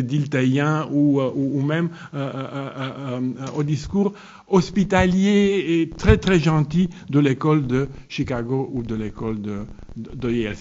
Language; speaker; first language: French; non-native, fluent; Romanian